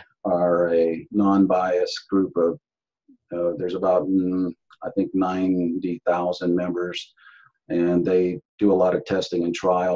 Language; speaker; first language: English; native; English